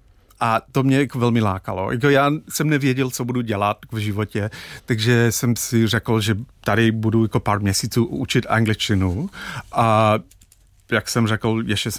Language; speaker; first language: Czech; non-native, fluent; English